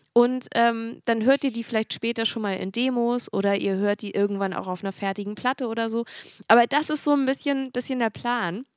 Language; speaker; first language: German; native; German